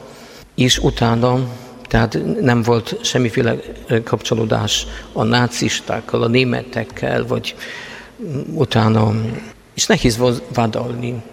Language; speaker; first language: Hungarian; non-native, fluent; Polish